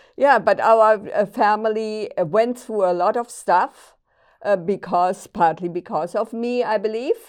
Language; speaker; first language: English; non-native, fluent; German